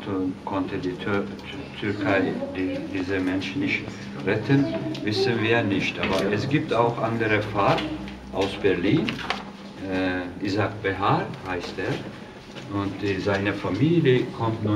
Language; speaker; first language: German; non-native, fluent; Turkish